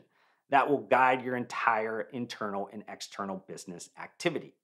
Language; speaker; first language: English; native; English